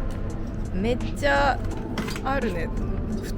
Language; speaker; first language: Japanese; native; Japanese